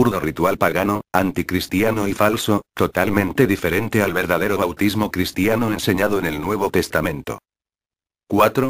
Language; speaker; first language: Spanish; native; Spanish